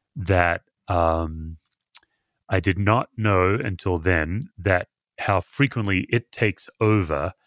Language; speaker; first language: English; native; English